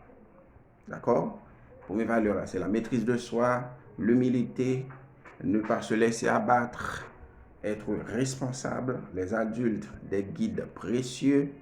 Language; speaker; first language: French; non-native, learner; Haitian Creole